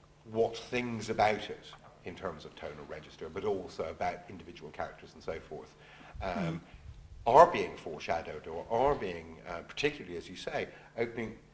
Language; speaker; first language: English; native; English